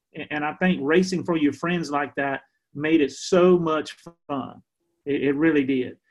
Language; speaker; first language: English; native; English